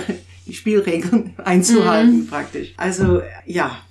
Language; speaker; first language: German; non-native, fluent; English